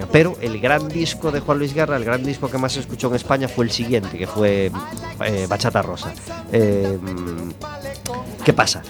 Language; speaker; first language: Spanish; native; Spanish